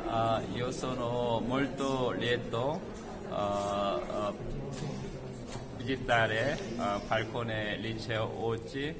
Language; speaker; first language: Italian; non-native, learner; Korean